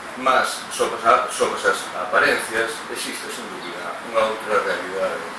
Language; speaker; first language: Galician; non-native, local second language; Spanish